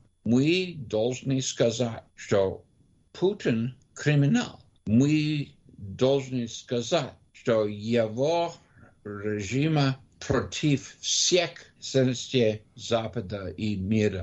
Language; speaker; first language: Russian; non-native, learner; English